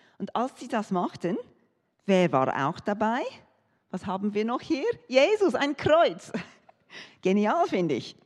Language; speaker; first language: German; non-native, fluent; English